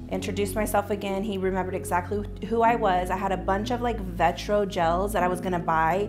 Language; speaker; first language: English; native; English